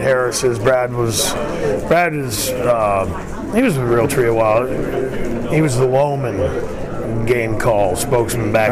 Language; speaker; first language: English; native; English